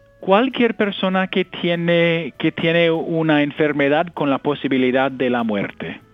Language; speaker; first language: Spanish; non-native, fluent; English